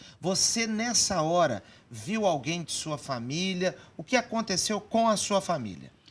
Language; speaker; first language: Portuguese; native; Portuguese